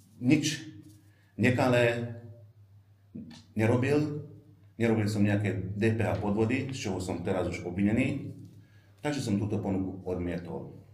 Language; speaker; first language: Slovak; non-native, local second language; Hungarian